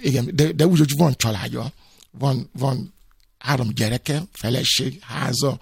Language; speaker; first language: Hungarian; non-native, fluent; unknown